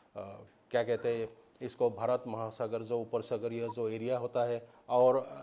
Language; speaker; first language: Hindi; non-native, local second language; Assamese